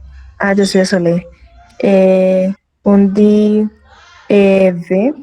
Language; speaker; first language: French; non-native, learner; Spanish